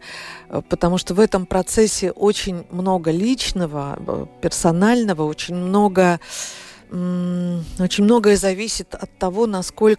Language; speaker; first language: Russian; native; Russian